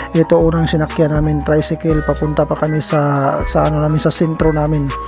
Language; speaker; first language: Filipino; non-native, local second language; Cebuano